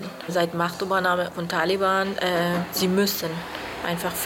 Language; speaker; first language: German; non-native, fluent; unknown